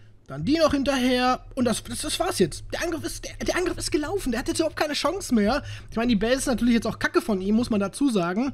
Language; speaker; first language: German; native; German